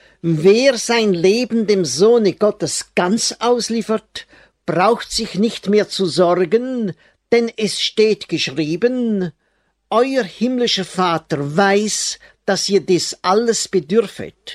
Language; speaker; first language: German; native; German